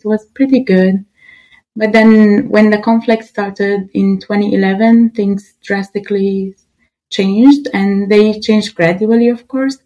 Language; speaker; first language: English; non-native, fluent; Arabic